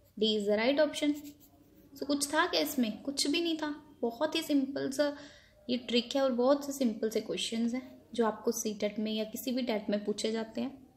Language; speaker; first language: Hindi; non-native, local second language; Punjabi